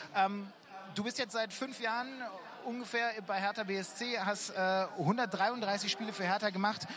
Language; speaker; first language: German; native; German